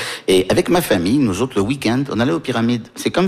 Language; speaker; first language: French; early bilingual, other home language; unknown